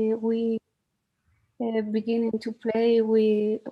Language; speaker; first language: English; non-native, learner; Spanish